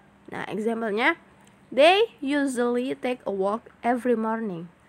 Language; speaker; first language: English; non-native, fluent; Indonesian